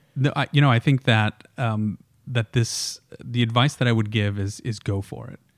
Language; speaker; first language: English; non-native, fluent; Swiss German